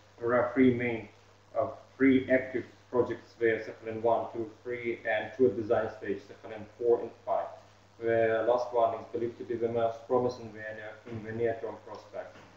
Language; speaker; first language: English; non-native, fluent; Russian